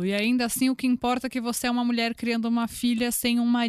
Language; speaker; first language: Portuguese; native; Portuguese